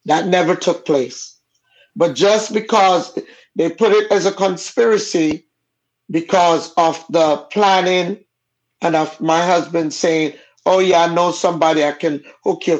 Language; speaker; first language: English; non-native, local second language; Jamaican Creole English